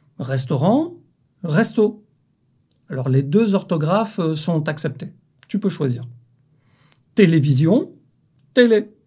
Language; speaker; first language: French; native; French